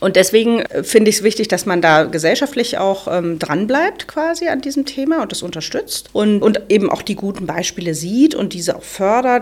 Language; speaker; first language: German; native; German